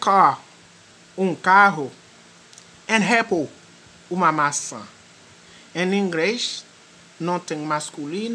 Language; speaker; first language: Portuguese; non-native, fluent; French